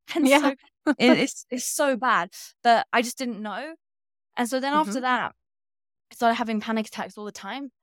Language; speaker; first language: English; native; English